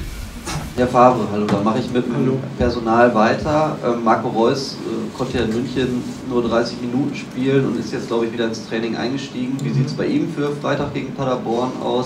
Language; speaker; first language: German; native; German